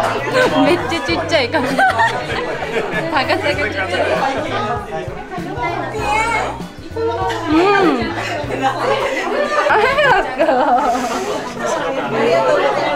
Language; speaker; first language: Japanese; native; Japanese